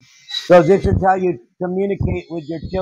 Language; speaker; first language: English; native; English